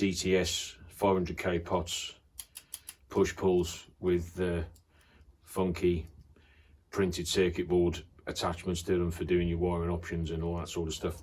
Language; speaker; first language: English; native; English